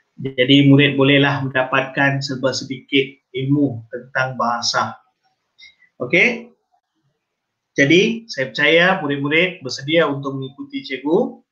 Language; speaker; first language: Malay; non-native, local second language; Tamil